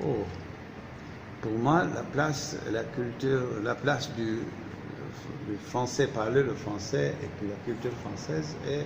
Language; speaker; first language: French; non-native, fluent; Turkish